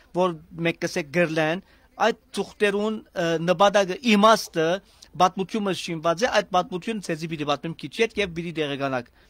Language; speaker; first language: Armenian; early bilingual, heritage; Armenian